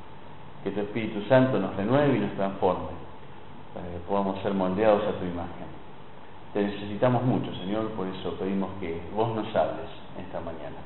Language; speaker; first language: Spanish; native; Spanish